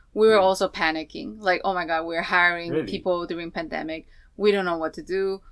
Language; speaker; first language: English; non-native, fluent; Chinese